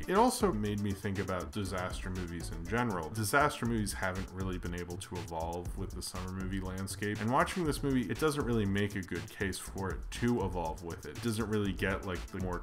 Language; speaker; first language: English; native; English